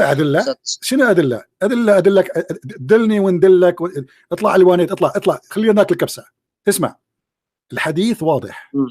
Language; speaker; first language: Arabic; native; Arabic